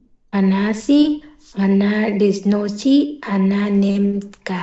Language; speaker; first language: Russian; non-native, learner; Vietnamese